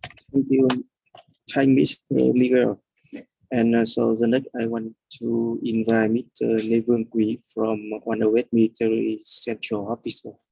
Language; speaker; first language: English; non-native, fluent; Vietnamese